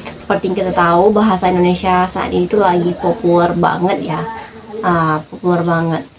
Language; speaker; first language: Indonesian; native; Indonesian